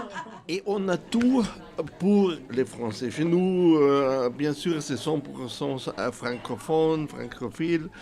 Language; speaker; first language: French; non-native, fluent; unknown